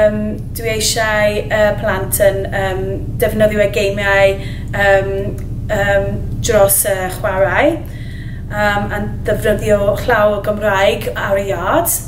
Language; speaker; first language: Welsh; non-native, learner; English